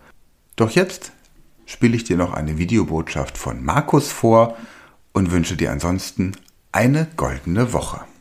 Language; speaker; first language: German; native; German